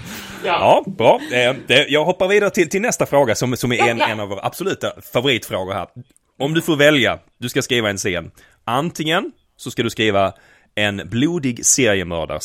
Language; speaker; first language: Swedish; native; Swedish